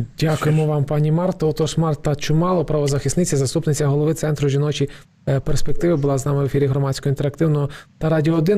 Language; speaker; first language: Ukrainian; native; Ukrainian